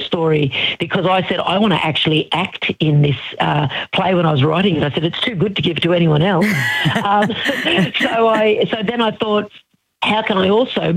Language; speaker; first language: English; native; English